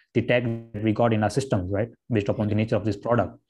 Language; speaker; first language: English; non-native, local second language; Gujarati